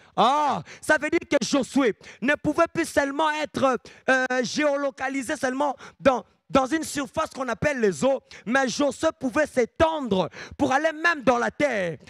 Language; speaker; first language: French; non-native, local second language; Lingala